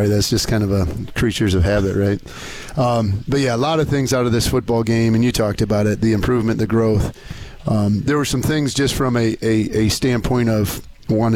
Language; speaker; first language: English; native; English